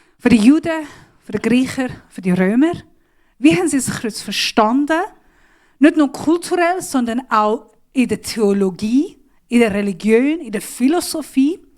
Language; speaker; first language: German; non-native, learner; Persian